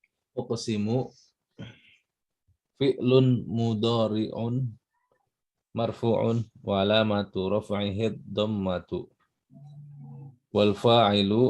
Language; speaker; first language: Arabic; non-native, learner; Indonesian